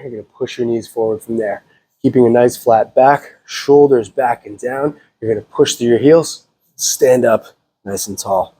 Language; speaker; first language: English; native; English